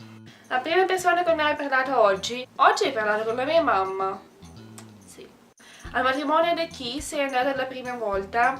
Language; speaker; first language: Italian; non-native, learner; Russian